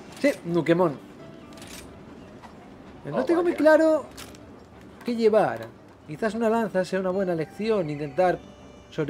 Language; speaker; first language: Spanish; native; Spanish